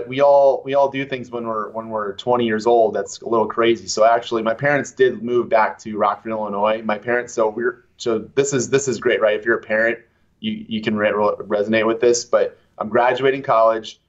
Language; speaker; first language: English; native; English